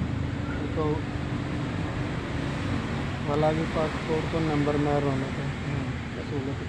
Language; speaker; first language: Filipino; non-native, learner; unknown